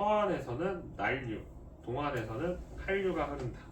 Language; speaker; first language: Korean; native; Korean